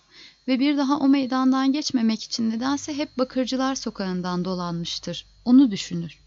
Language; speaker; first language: Turkish; native; Turkish